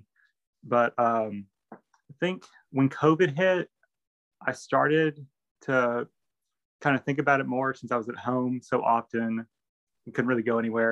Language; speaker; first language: English; native; English